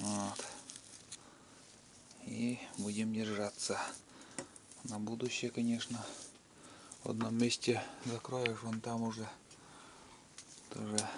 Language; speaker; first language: Russian; native; Russian